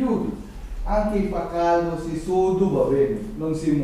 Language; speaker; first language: Italian; non-native, learner; Filipino